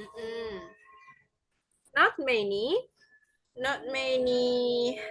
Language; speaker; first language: English; non-native, fluent; Indonesian